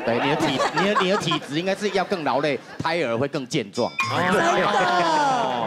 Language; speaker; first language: Chinese; native; Chinese